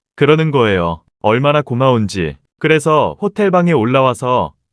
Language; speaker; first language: Korean; native; Korean